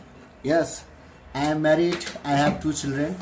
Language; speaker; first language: English; non-native, learner; Nepali